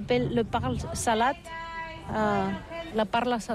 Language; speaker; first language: French; non-native, learner; Catalan